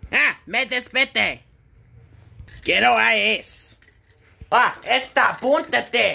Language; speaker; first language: Spanish; non-native, learner; English